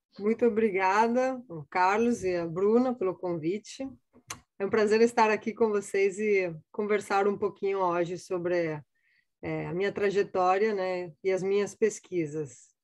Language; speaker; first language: Portuguese; non-native, fluent; Italian